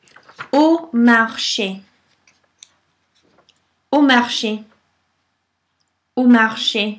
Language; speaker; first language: French; non-native, fluent; English